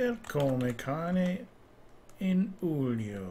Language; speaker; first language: Spanish; non-native, learner; English